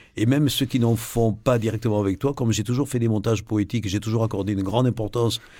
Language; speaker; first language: French; native; French